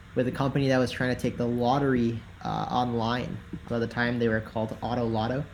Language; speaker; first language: English; native; English